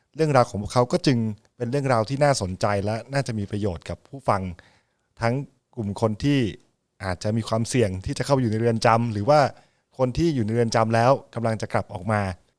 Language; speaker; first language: Thai; native; Thai